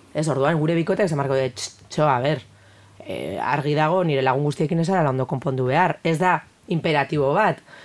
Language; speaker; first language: Basque; native; Basque